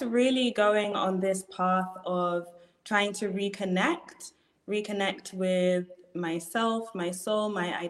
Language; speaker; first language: English; native; English